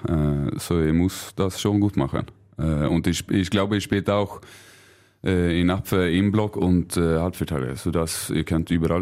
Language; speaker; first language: German; non-native, learner; Swedish